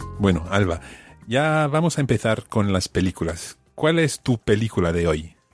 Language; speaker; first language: Spanish; non-native, fluent; English